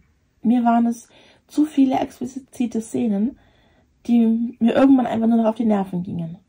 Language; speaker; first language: German; native; German